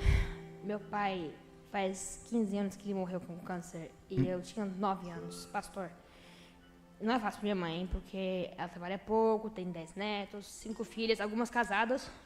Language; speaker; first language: Portuguese; early bilingual, heritage; Portuguese